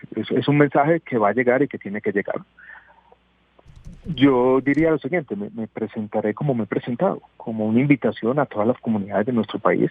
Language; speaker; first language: Spanish; native; Spanish